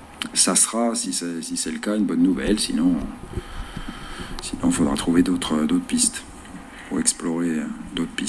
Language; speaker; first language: French; native; French